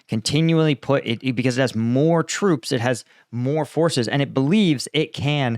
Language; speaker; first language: English; native; English